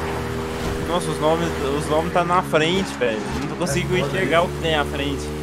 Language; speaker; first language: Portuguese; native; Portuguese